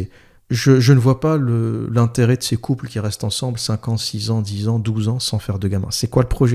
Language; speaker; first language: French; native; French